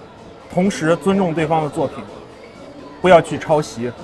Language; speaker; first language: Chinese; native; Chinese